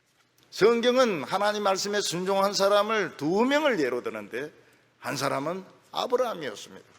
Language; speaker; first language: Korean; native; Korean